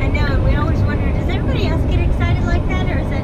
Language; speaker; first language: English; native; English